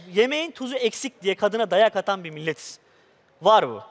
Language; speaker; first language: Turkish; native; Turkish